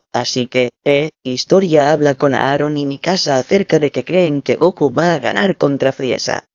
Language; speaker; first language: Spanish; non-native, fluent; English